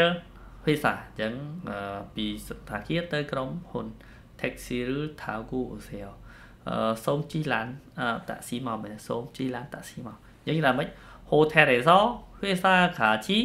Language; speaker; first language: Korean; non-native, fluent; Khmer